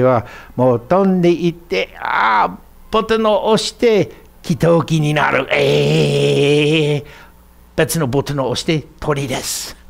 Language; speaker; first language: Japanese; non-native, fluent; English